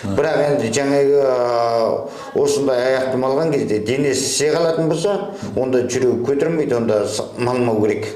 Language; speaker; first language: Kazakh; early bilingual, heritage; Kazakh